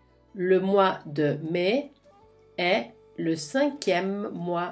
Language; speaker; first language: French; non-native, fluent; Italian